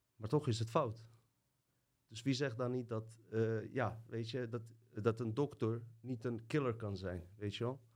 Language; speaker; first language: Dutch; early bilingual, other home language; Bosnian